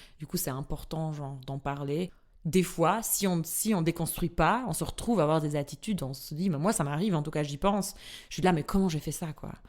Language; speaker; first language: French; non-native, fluent; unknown